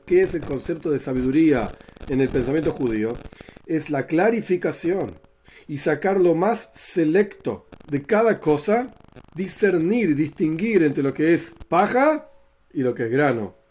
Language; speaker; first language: Spanish; native; Spanish